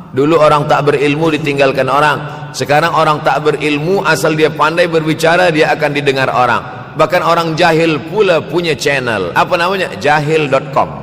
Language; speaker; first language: Malay; native; Malay